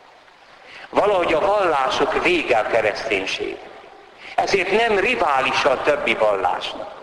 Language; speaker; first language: Hungarian; native; Hungarian